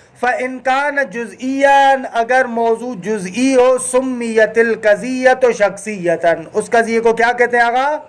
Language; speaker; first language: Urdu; non-native, local second language; Sindhi